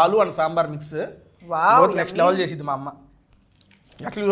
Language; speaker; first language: Telugu; native; Telugu